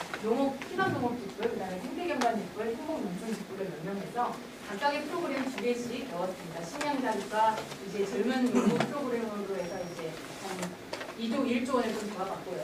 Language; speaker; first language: Korean; native; Korean